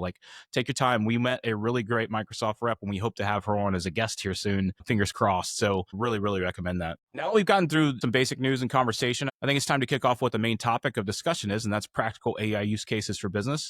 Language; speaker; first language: English; native; English